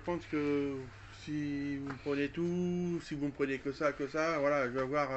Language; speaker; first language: French; native; French